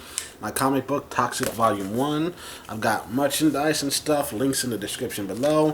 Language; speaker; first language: English; native; English